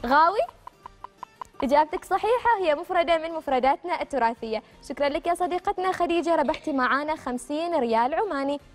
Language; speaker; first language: Arabic; native; Arabic